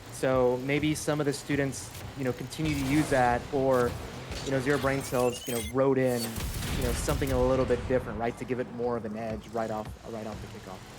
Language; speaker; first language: English; native; English